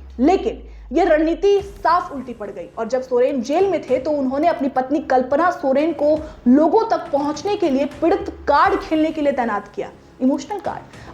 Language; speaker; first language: Hindi; native; Hindi